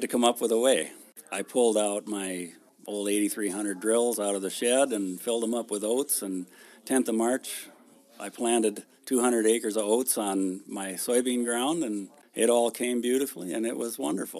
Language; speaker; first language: English; native; English